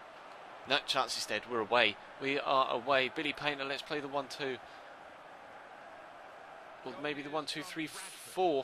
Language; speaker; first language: English; native; English